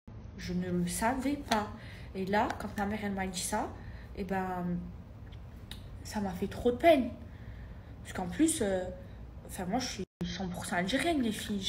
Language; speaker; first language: French; native; French